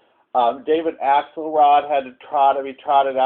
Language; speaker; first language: English; native; English